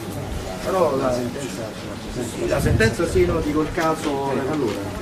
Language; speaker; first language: Italian; native; Italian